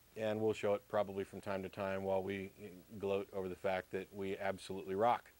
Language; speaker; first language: English; native; English